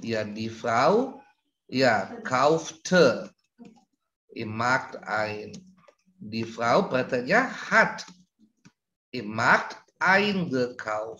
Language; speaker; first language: German; non-native, learner; Indonesian